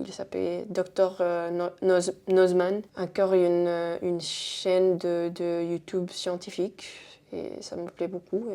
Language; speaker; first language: French; non-native, fluent; Spanish